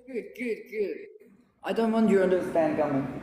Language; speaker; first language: English; non-native, learner; Thai